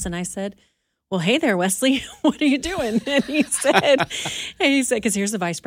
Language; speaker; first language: English; native; English